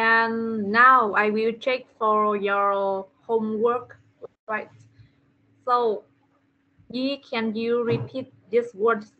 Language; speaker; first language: English; non-native, fluent; Vietnamese